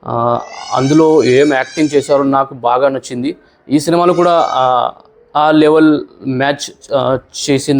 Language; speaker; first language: Telugu; non-native, learner; Marathi